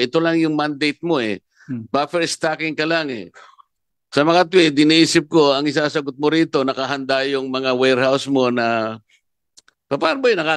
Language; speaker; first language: Filipino; non-native, local second language; Pampanga